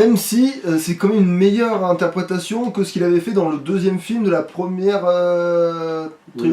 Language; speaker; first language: French; native; French